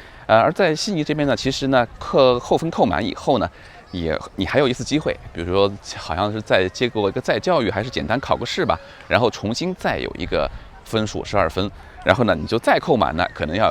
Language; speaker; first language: Chinese; native; Chinese